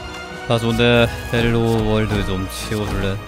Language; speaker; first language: Korean; native; Korean